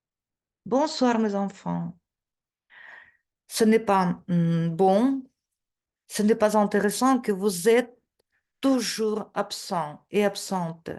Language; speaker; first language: French; non-native, fluent; Russian